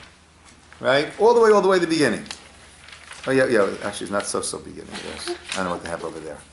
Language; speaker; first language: English; native; English